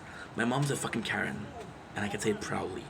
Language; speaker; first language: English; non-native, local second language; French